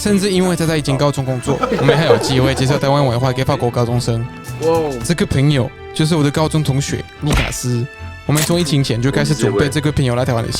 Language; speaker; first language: Chinese; native; Chinese